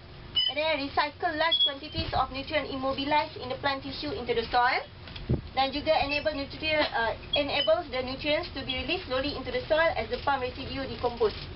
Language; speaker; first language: English; non-native, local second language; Malay